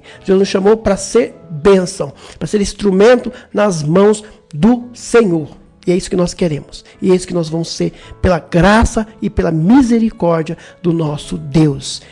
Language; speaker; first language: Portuguese; native; Portuguese